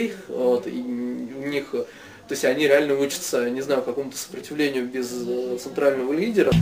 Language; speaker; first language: Russian; native; Russian